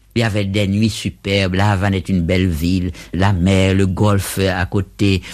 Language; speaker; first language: French; native; French